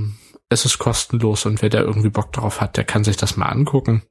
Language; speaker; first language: German; native; German